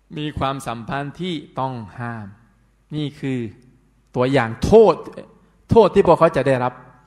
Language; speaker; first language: Thai; non-native, local second language; Pattani Malay